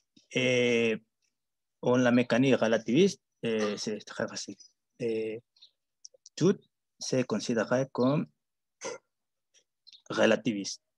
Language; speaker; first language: French; non-native, learner; Spanish